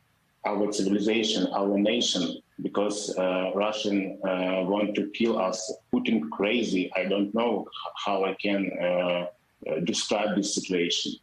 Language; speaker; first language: English; non-native, learner; Ukrainian